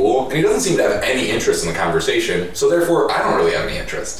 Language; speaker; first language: English; native; English